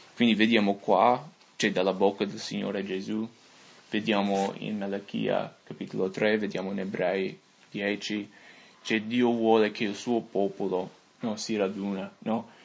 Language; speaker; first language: Italian; non-native, fluent; English